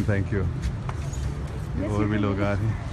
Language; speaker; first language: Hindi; non-native, local second language; English